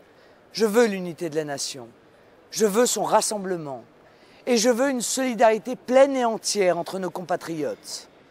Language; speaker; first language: French; native; French